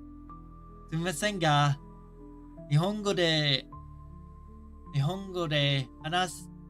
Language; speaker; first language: Japanese; non-native, learner; English